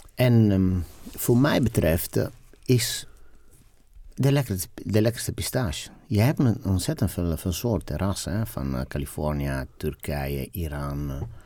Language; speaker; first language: Dutch; non-native, fluent; Italian